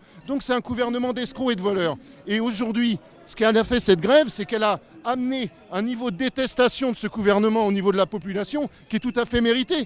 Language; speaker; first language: French; native; French